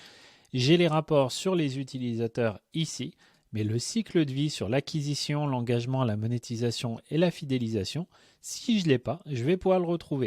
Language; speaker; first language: French; native; French